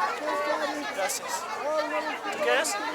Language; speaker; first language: Spanish; non-native, learner; English